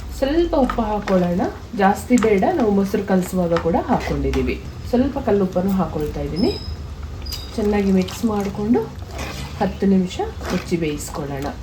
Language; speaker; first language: Kannada; native; Kannada